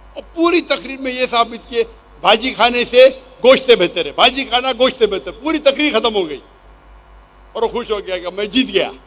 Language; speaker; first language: Urdu; non-native, local second language; Konkani